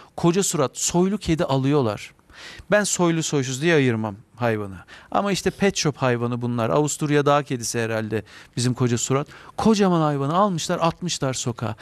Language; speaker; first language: Turkish; native; Turkish